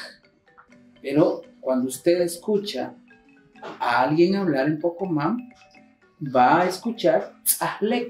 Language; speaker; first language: Spanish; non-native, local second language; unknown